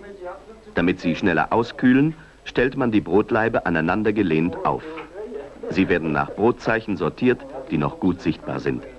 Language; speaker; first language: German; native; German